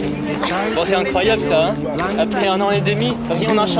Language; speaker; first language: French; non-native, fluent; Italian